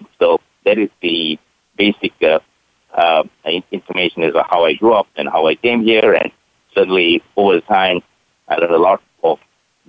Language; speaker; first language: English; non-native, local second language; Tamil